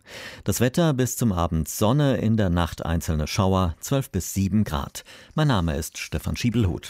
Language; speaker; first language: German; native; German